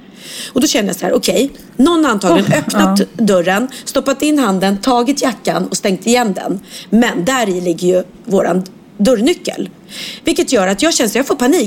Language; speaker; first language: Swedish; native; Swedish